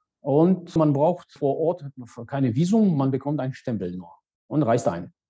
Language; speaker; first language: German; non-native, fluent; Georgian